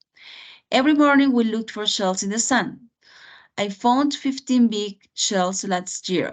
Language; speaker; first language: English; non-native, fluent; Spanish